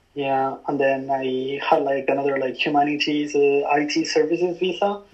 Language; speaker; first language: English; non-native, fluent; Spanish